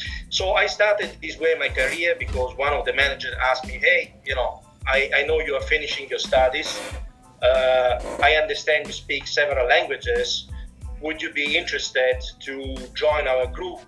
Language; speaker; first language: English; non-native, fluent; Italian